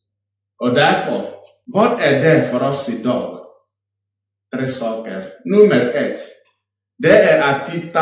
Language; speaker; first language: Swedish; non-native, fluent; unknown